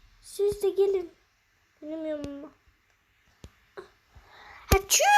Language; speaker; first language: Turkish; early bilingual, heritage; Turkish